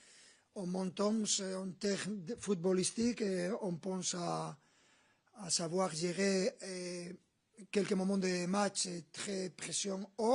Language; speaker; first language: French; non-native, learner; Spanish